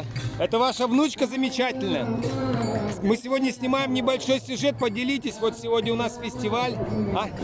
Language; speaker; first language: Russian; native; Russian